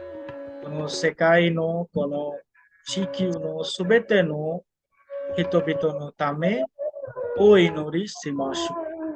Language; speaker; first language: Japanese; non-native, fluent; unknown